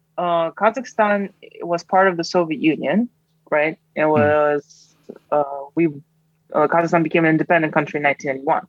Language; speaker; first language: English; non-native, fluent; Kazakh